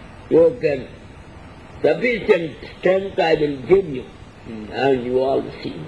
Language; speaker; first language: English; non-native, local second language; Odia